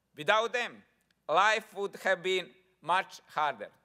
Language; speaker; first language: English; non-native, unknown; Croatian